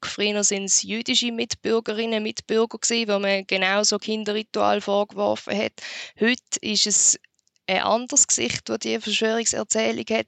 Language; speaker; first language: German; native; German